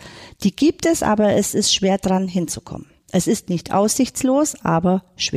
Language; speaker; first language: German; native; German